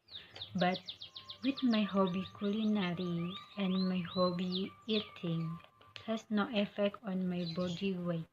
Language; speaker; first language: English; non-native, learner; Indonesian